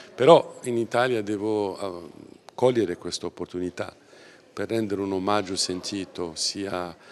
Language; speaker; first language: Italian; non-native, fluent; Arabic